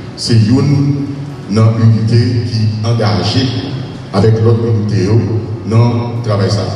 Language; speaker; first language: French; non-native, local second language; Haitian Creole